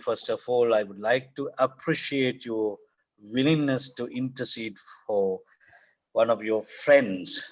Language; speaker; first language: English; non-native, local second language; Sinhala